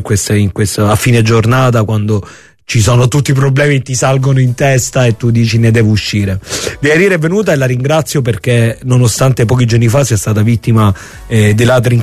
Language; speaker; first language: Italian; native; Italian